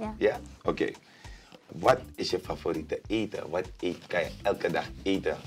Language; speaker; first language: Dutch; native; Dutch